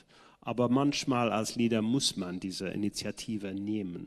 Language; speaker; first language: German; non-native, fluent; English